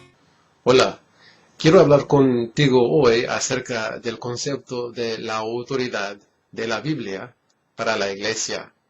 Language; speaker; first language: Spanish; non-native, fluent; English